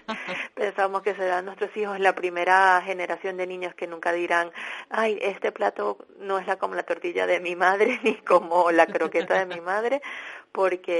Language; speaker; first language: Spanish; native; Spanish